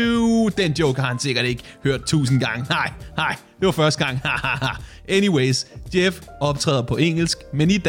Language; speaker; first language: Danish; native; Danish